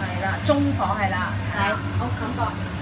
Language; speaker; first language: Cantonese; native; Cantonese